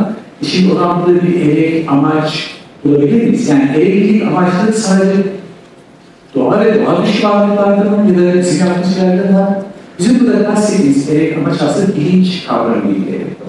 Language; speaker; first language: Turkish; native; Turkish